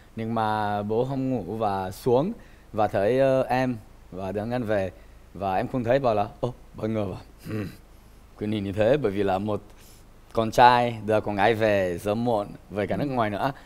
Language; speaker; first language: Vietnamese; non-native, fluent; Romanian